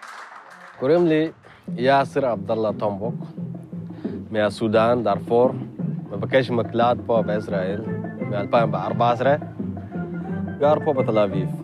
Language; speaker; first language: Hebrew; non-native, learner; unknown